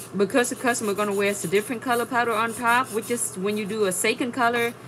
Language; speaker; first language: English; non-native, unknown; Vietnamese